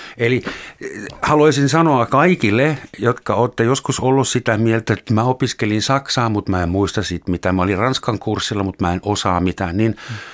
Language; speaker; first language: Finnish; native; Finnish